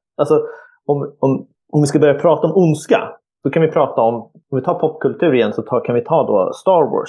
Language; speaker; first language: Swedish; native; Swedish